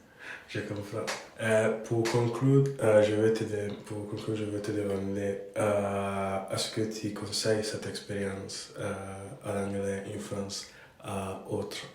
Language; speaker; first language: French; non-native, fluent; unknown